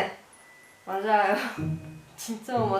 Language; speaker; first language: Korean; non-native, learner; Finnish